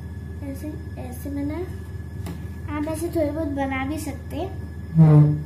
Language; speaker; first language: Hindi; native; Hindi